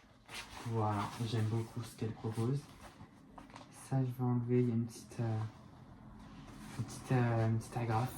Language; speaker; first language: French; native; French